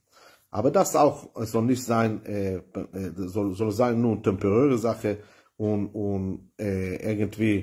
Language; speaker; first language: German; non-native, fluent; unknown